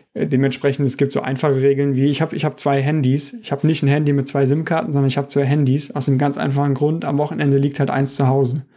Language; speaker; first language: German; native; German